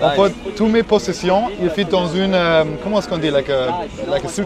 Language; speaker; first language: French; non-native, learner; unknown